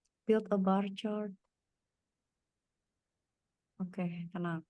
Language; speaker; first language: English; non-native, fluent; Indonesian